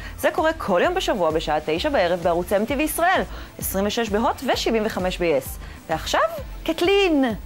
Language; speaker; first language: Hebrew; native; Hebrew